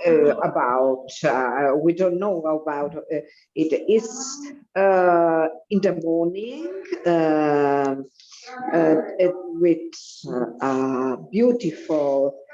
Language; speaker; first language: English; non-native, learner; Italian